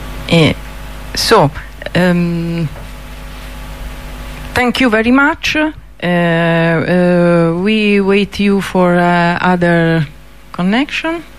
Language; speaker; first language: English; non-native, learner; Italian